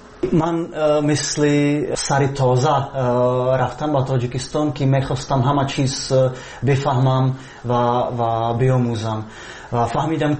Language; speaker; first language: Persian; non-native, fluent; Czech